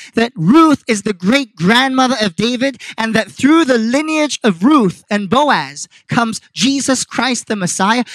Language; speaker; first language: English; non-native, fluent; Korean